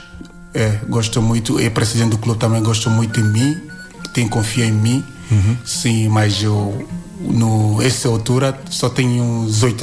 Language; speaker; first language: Portuguese; non-native, learner; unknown